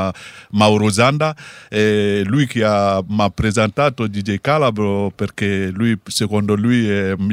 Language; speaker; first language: Italian; non-native, learner; Bambara